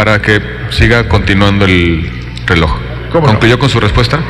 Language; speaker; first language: Spanish; native; Spanish